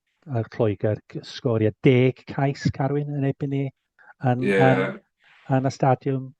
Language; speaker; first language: Welsh; native; Welsh